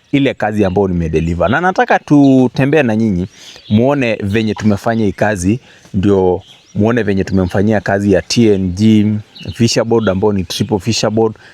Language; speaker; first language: Swahili; native; Swahili